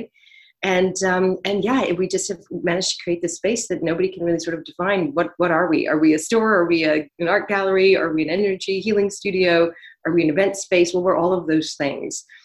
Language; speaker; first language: English; native; English